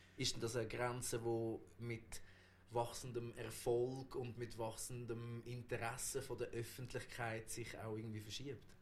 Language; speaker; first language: German; native; German